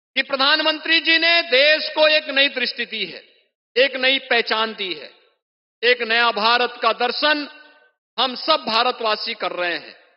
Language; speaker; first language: Hindi; native; Hindi